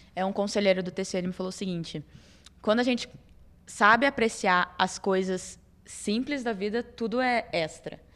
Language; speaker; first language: Portuguese; native; Portuguese